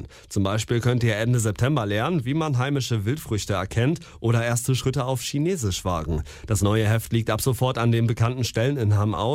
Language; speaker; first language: German; native; German